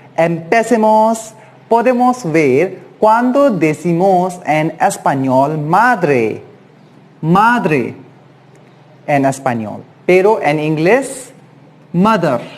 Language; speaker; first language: Spanish; non-native, fluent; Hindi